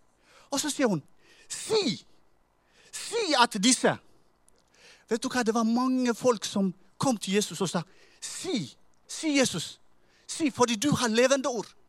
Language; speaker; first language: Norwegian; non-native, fluent; Tigrinya